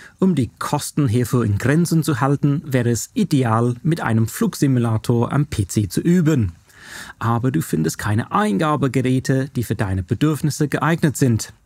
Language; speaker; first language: German; non-native, fluent; English